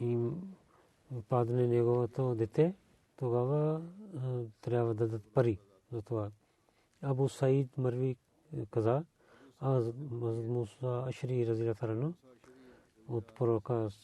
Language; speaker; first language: Bulgarian; non-native, learner; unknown